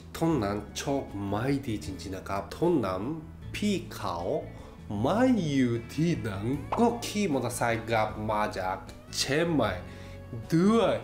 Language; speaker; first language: Thai; non-native, fluent; Japanese